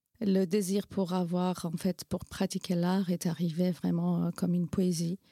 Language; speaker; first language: French; non-native, fluent; Kurdish